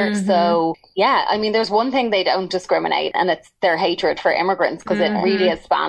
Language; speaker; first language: English; native; English